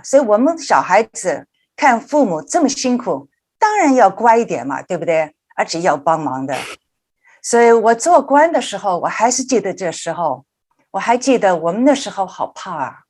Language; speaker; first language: Chinese; early bilingual, heritage; Chinese